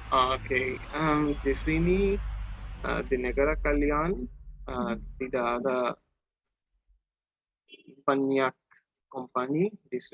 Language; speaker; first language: Indonesian; non-native, learner; Bangla